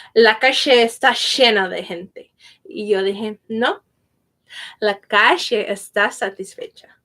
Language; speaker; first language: Spanish; non-native, fluent; English